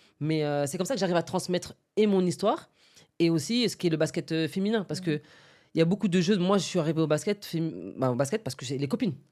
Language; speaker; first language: French; early bilingual, other home language; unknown